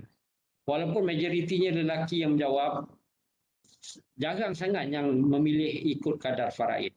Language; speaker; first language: Malay; native; Malay